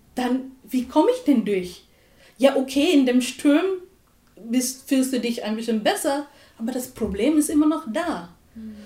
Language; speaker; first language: German; non-native, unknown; Tamil